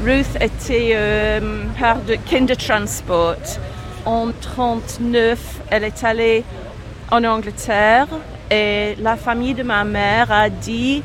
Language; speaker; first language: French; non-native, learner; English